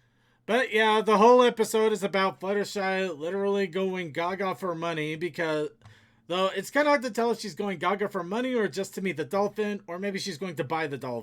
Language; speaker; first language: English; native; English